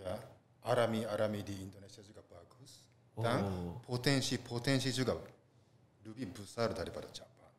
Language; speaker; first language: Indonesian; non-native, learner; Japanese